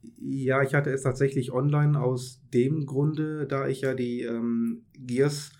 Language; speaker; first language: German; native; German